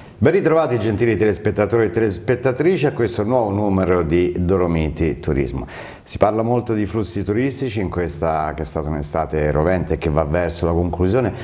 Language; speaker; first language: Italian; native; Italian